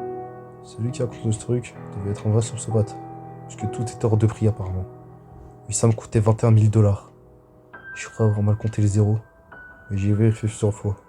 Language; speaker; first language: French; native; French